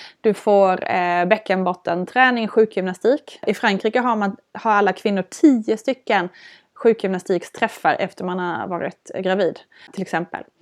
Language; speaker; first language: Swedish; native; Swedish